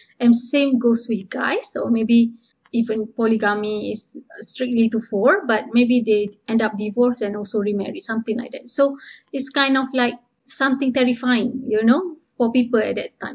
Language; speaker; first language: English; non-native, local second language; Malay